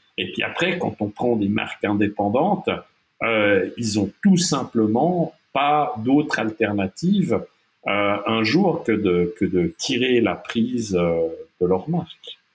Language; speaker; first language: French; non-native, local second language; German